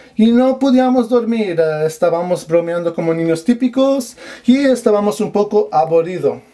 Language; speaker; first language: Spanish; non-native, learner; English